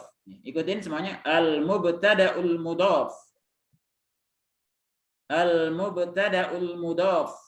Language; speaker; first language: Arabic; non-native, fluent; Indonesian